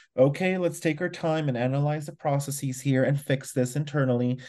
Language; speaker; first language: English; non-native, local second language; Filipino